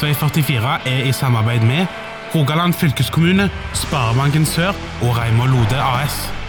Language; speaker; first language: Norwegian; native; Norwegian